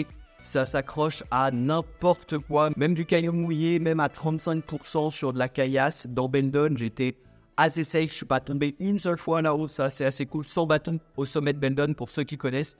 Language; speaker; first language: French; native; French